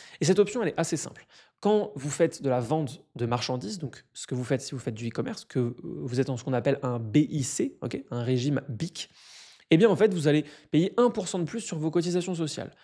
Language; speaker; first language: French; native; French